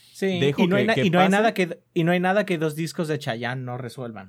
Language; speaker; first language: Spanish; native; Spanish